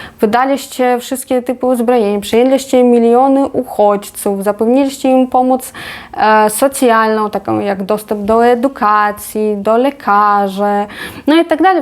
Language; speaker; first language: Polish; non-native, fluent; Ukrainian